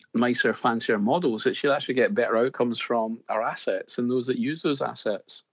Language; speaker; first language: English; native; English